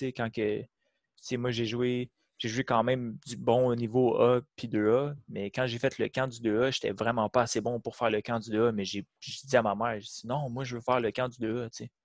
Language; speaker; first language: French; native; French